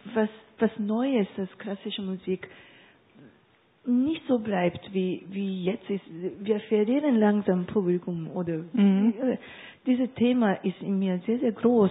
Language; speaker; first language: German; non-native, learner; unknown